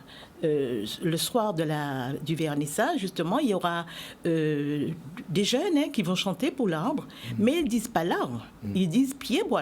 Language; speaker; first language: French; native; French